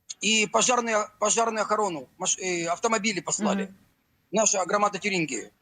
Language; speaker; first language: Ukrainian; non-native, local second language; Russian